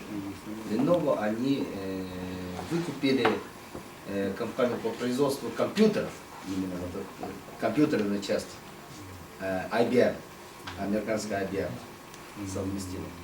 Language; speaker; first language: Russian; non-native, fluent; Chinese